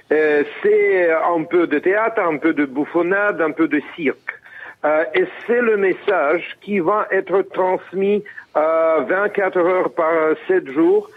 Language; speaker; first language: French; non-native, fluent; Russian